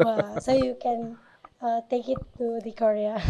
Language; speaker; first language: English; non-native, learner; Indonesian